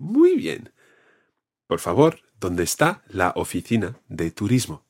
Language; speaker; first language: Spanish; non-native, fluent; English